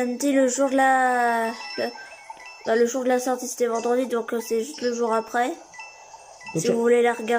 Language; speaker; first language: French; native; French